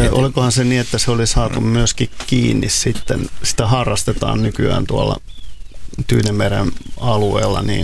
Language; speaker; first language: Finnish; native; Finnish